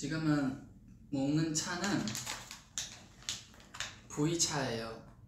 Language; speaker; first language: Korean; non-native, fluent; Chinese